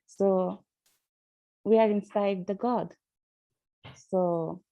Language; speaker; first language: English; non-native, learner; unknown